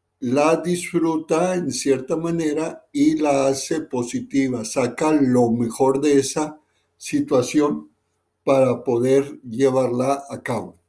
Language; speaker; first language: Spanish; native; Spanish